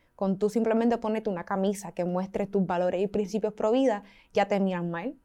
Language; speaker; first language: Spanish; native; Spanish